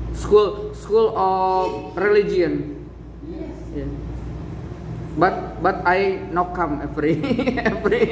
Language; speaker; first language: English; non-native, learner; Indonesian